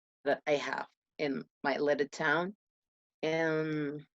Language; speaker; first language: English; non-native, learner; Spanish